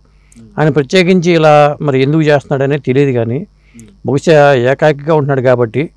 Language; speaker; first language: Telugu; native; Telugu